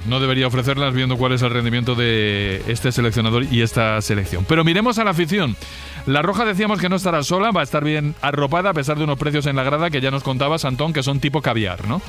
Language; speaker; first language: Spanish; native; Spanish